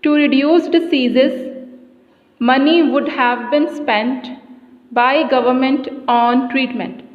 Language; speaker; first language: English; non-native, local second language; Punjabi